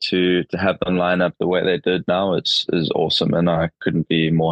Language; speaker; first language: English; native; English